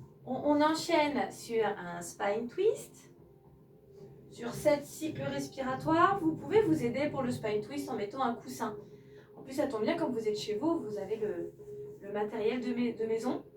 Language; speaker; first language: French; native; French